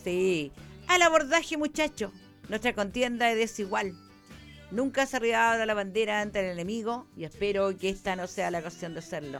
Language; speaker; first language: Spanish; native; Spanish